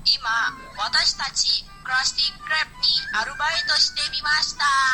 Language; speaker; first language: Japanese; non-native, learner; Indonesian